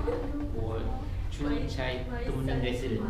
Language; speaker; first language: Chinese; non-native, learner; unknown